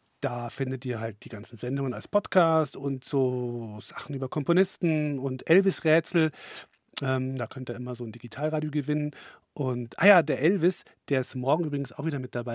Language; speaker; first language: German; native; German